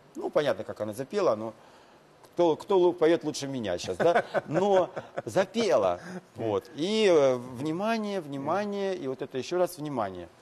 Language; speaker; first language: Russian; native; Russian